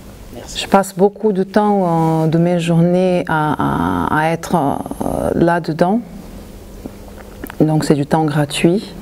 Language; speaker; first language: French; non-native, fluent; Portuguese